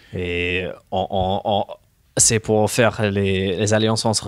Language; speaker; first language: French; non-native, fluent; English